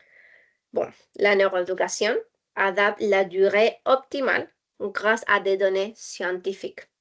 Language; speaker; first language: French; non-native, learner; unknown